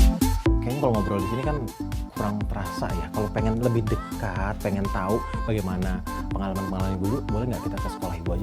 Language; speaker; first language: Indonesian; native; Indonesian